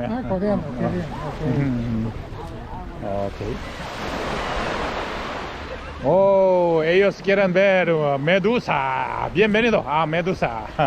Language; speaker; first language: Spanish; non-native, learner; Korean